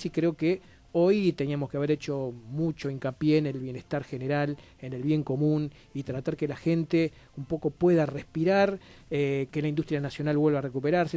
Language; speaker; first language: Spanish; native; Spanish